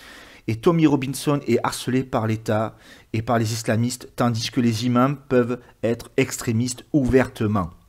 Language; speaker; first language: French; native; French